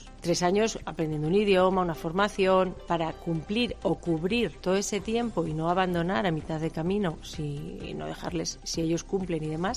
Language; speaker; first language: Spanish; native; Spanish